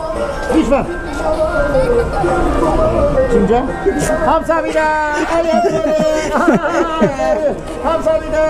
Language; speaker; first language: Korean; non-native, learner; Turkish